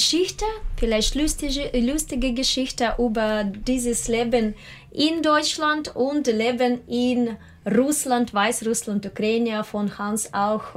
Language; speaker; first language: German; non-native, learner; Russian